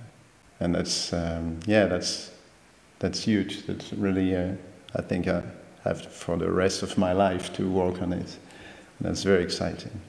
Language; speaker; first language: English; non-native, fluent; French